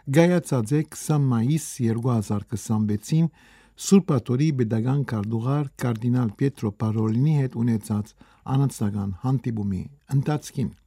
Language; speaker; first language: Armenian; native; Armenian